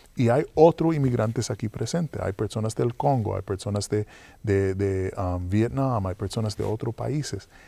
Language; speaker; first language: Spanish; early bilingual, heritage; Spanish